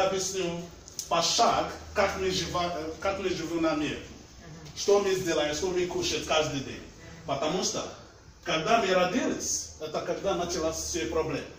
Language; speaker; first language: Russian; non-native, learner; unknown